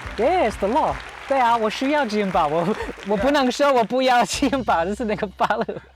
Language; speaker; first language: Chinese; non-native, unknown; English